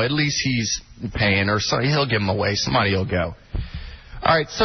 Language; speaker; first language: English; native; English